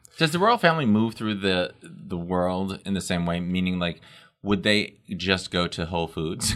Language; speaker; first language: English; native; English